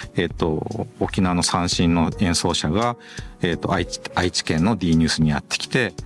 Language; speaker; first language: Japanese; native; Japanese